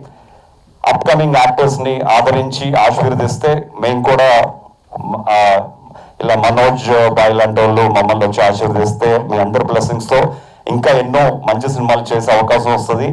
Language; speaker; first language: Telugu; native; Telugu